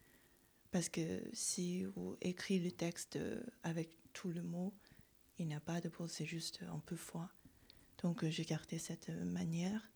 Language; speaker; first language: French; non-native, fluent; Chinese